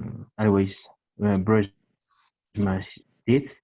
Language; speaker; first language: English; non-native, learner; Spanish